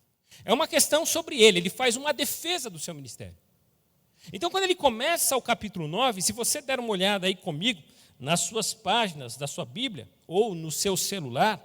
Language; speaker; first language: Portuguese; native; Portuguese